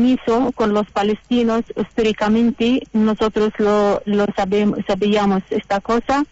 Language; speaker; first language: Spanish; non-native, learner; Arabic